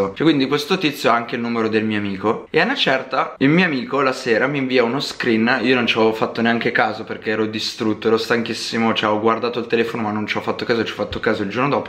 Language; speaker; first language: Italian; native; Italian